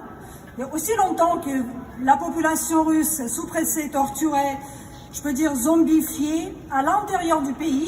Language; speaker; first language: French; non-native, fluent; Russian